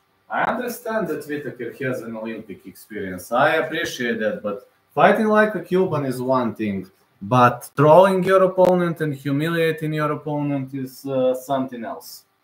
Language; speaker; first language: English; non-native, fluent; Serbian